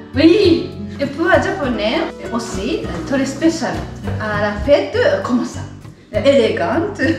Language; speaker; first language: French; non-native, learner; Japanese